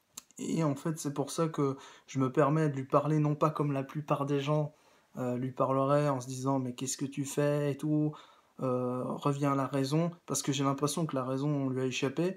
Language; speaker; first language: French; native; French